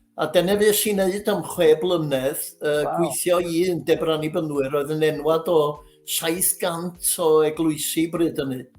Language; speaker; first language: Welsh; native; Welsh